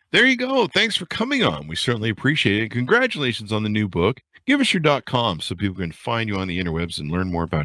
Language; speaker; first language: English; native; English